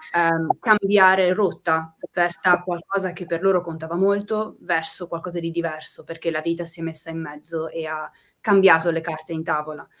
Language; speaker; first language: Italian; native; Italian